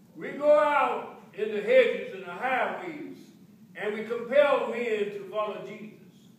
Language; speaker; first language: English; native; English